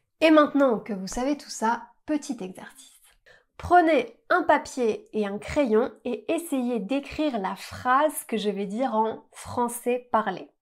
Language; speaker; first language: French; native; French